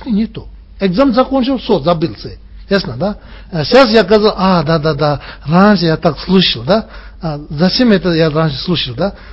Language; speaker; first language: Russian; non-native, learner; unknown